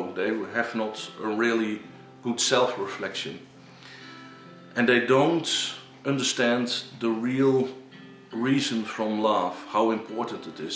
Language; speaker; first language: English; non-native, learner; Dutch